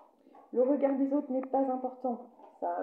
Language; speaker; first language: French; native; French